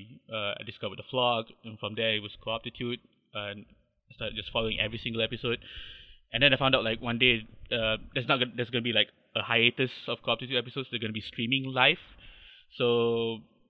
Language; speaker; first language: English; non-native, local second language; Malay